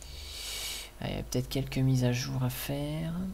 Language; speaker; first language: French; native; French